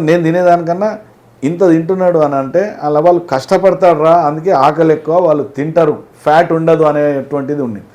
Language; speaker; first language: Telugu; native; Telugu